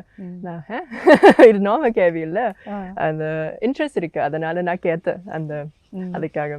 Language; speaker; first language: Tamil; non-native, learner; German